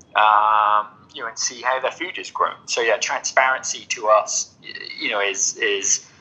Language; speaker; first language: English; native; English